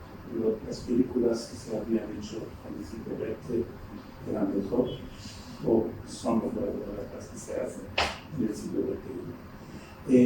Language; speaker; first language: Spanish; non-native, fluent; Turkish